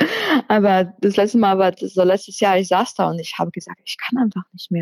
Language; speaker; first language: German; non-native, fluent; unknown